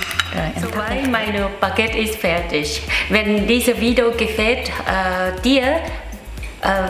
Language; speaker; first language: German; non-native, learner; Vietnamese